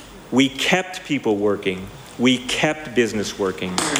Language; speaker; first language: English; native; English